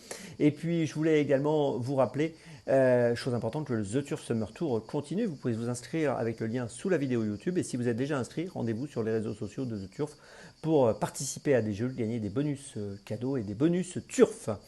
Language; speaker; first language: French; native; French